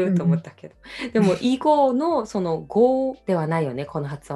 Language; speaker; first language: Japanese; non-native, fluent; Korean